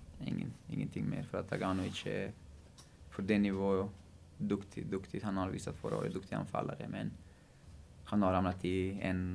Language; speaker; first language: Swedish; non-native, fluent; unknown